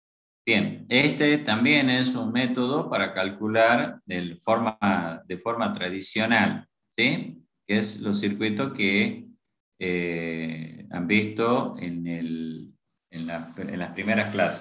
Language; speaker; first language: Spanish; native; Spanish